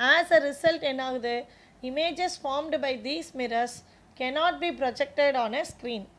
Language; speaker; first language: English; non-native, local second language; Tamil